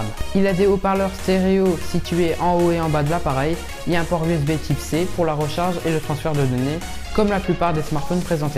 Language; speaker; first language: French; native; French